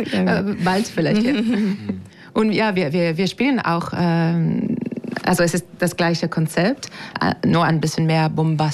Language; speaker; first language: German; non-native, fluent; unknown